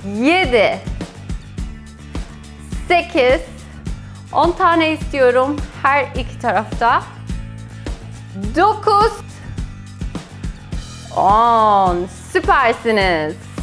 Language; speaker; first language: Turkish; non-native, fluent; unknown